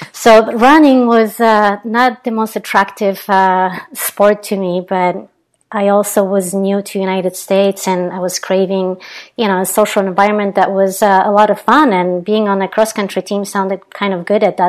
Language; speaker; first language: English; non-native, fluent; Polish